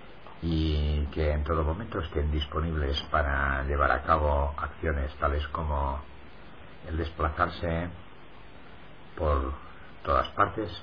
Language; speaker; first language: Spanish; native; Spanish